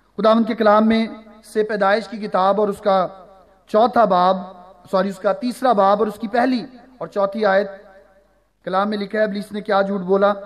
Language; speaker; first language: Urdu; non-native, local second language; Punjabi